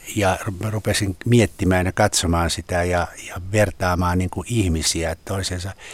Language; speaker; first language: Finnish; native; Finnish